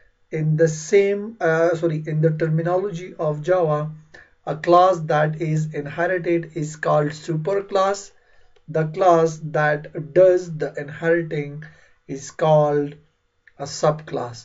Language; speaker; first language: English; non-native, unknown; Persian